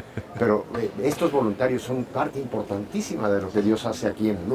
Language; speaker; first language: Spanish; native; Spanish